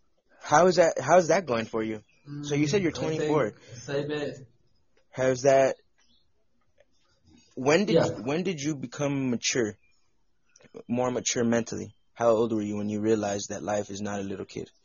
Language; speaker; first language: English; native; English